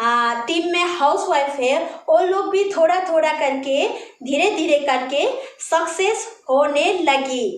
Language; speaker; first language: Hindi; non-native, local second language; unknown